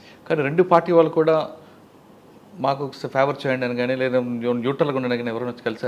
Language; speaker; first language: Telugu; native; Telugu